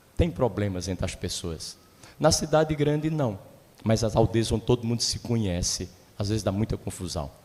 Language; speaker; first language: Portuguese; native; Portuguese